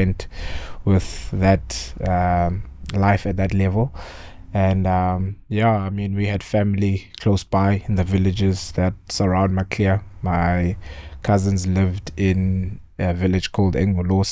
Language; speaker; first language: English; non-native, local second language; Xhosa